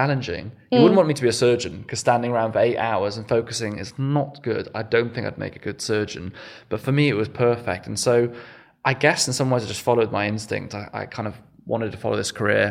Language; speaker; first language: English; native; English